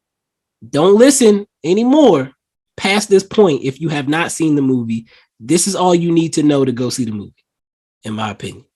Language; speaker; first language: English; native; English